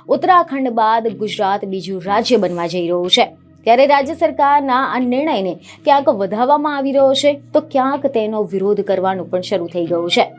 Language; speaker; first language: Gujarati; native; Gujarati